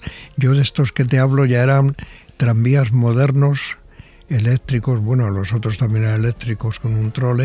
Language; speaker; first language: Spanish; native; Spanish